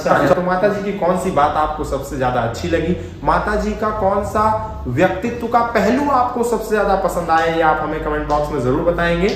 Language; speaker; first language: Hindi; native; Hindi